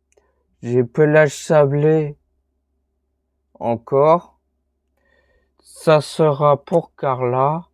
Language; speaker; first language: French; native; French